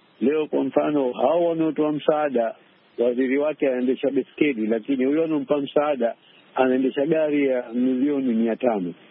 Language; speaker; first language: Swahili; native; Swahili